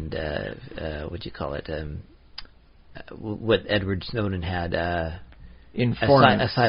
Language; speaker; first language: English; native; English